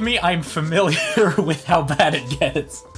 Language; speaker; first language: English; native; English